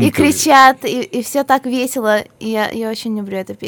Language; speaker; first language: Russian; early bilingual, heritage; Russian